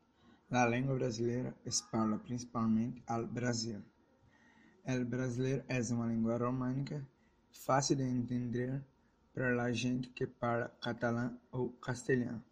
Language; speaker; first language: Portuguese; early bilingual, heritage; Portuguese